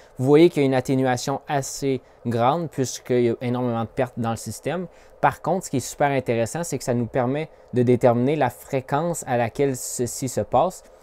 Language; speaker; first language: French; native; French